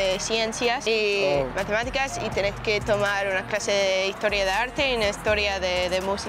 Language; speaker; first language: Spanish; early bilingual, heritage; Spanish